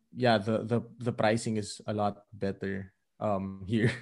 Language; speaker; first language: English; non-native, local second language; Filipino